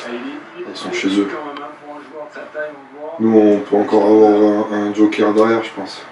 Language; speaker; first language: French; native; French